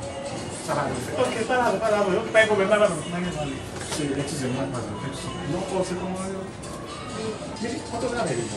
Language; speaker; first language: Portuguese; non-native, learner; Haitian Creole